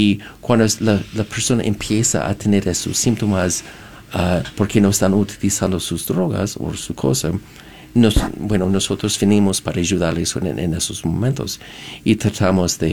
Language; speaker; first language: Spanish; non-native, fluent; English